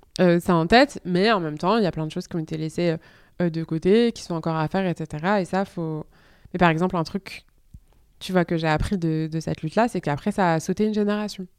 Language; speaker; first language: French; native; French